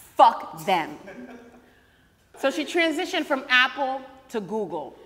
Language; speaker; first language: English; native; English